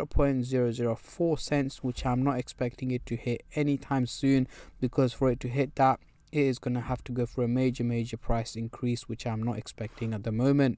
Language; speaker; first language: English; native; English